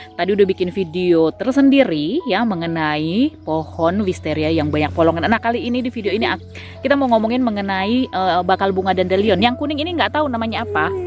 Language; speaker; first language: Indonesian; native; Indonesian